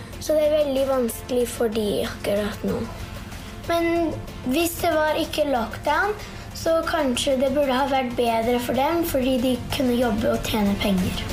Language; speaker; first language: Norwegian; early bilingual, heritage; Norwegian